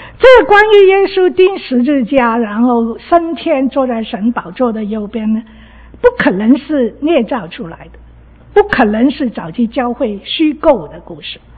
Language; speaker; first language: Chinese; non-native, local second language; Cantonese